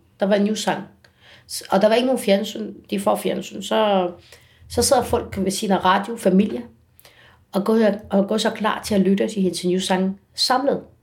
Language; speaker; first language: Danish; non-native, fluent; Arabic